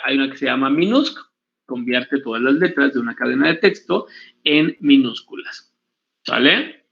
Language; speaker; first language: Spanish; native; Spanish